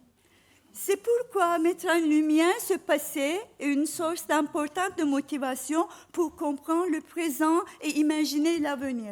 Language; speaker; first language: French; non-native, fluent; Turkish